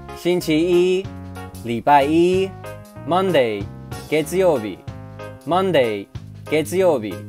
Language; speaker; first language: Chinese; native; Chinese